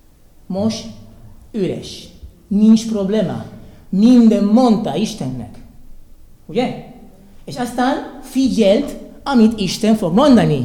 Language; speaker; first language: Hungarian; non-native, learner; Spanish